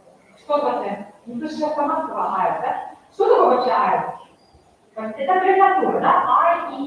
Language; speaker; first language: Russian; non-native, local second language; Kazakh